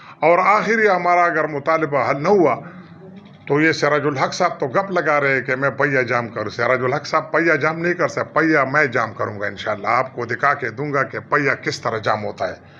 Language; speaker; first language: Urdu; non-native, local second language; Pashto